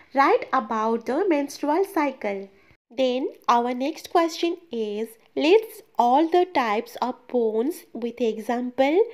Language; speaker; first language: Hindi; non-native, local second language; Bangla